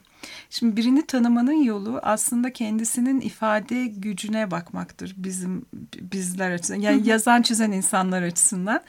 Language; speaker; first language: Turkish; native; Turkish